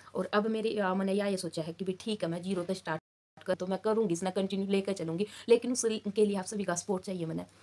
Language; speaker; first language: Hindi; native; Hindi